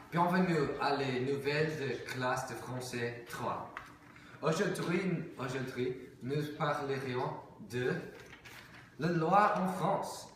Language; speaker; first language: French; non-native, learner; English